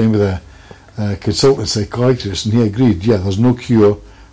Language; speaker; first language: English; native; English